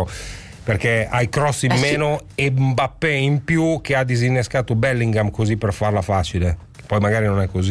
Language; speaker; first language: Italian; native; Italian